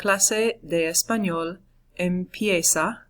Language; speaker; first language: Spanish; non-native, fluent; English